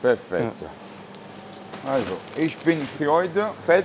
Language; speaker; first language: German; non-native, fluent; Italian